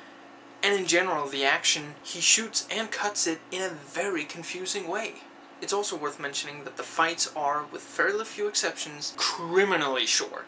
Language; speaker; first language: English; native; English